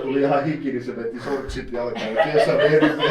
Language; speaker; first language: Finnish; native; Finnish